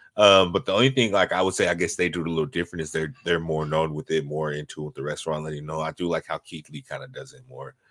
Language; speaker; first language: English; native; English